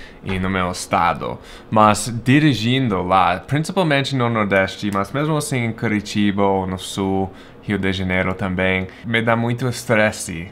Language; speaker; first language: Portuguese; non-native, fluent; English